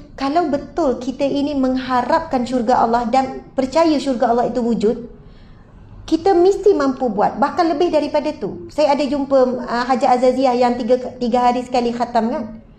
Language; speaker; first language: Malay; native; Malay